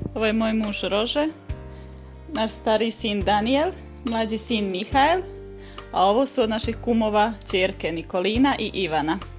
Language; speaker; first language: Bosnian; native; Bosnian